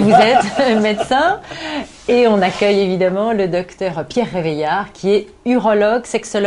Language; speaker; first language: French; native; French